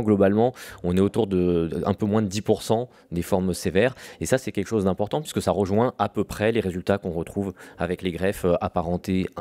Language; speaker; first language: French; native; French